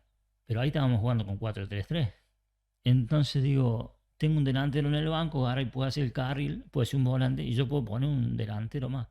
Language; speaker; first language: Spanish; native; Spanish